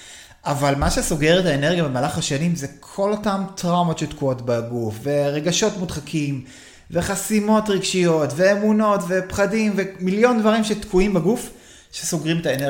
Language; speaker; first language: Hebrew; native; Hebrew